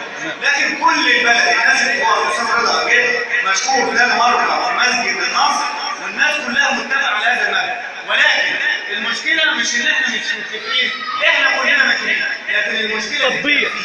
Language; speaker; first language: Arabic; native; Arabic